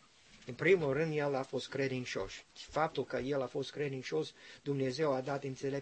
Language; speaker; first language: Romanian; non-native, learner; English